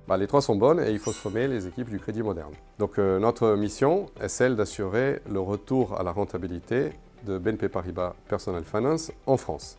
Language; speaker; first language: French; non-native, fluent; Portuguese